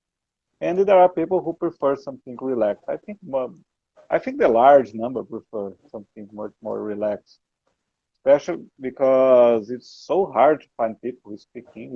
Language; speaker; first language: English; non-native, learner; Portuguese